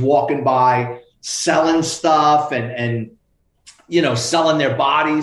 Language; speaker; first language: English; native; English